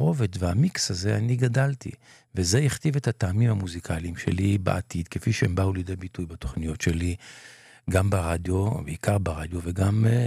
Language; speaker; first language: Hebrew; non-native, local second language; Ladino